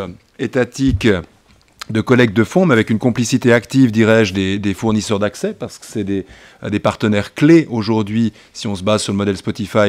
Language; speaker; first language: French; native; French